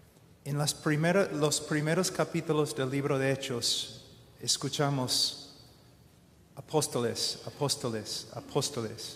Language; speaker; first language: Spanish; non-native, fluent; English